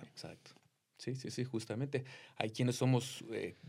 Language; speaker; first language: Spanish; native; Spanish